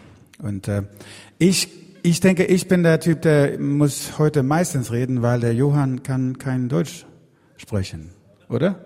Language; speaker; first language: German; non-native, fluent; Swedish